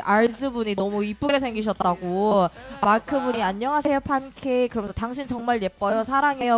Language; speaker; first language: Korean; native; Korean